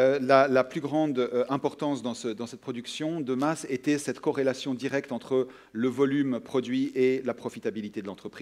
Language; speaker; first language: French; native; French